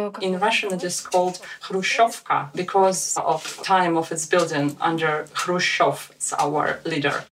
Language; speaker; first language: English; non-native, learner; Russian